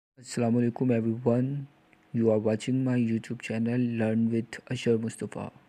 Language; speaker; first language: English; non-native, local second language; Urdu